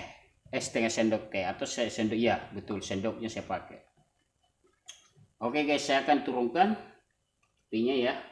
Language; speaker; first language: Indonesian; non-native, local second language; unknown